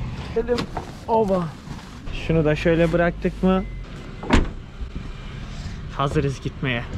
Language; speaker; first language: Turkish; native; Turkish